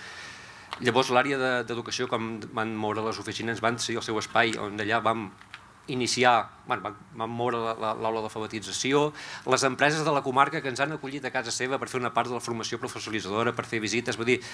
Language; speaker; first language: Catalan; native; Catalan